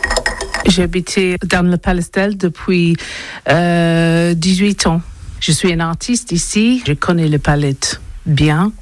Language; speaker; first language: French; non-native, learner; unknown